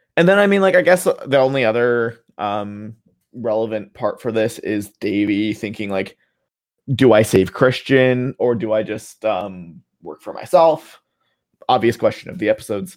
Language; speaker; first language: English; native; English